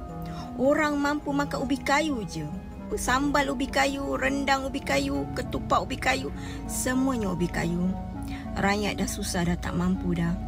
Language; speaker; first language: Malay; native; Malay